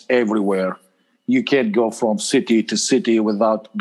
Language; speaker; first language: English; non-native, fluent; Arabic